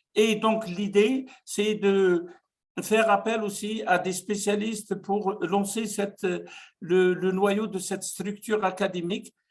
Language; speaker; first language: French; non-native, local second language; Arabic